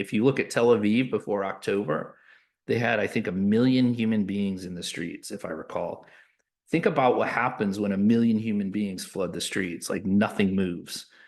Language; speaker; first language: English; native; English